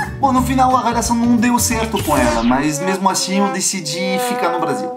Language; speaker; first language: Portuguese; non-native, fluent; French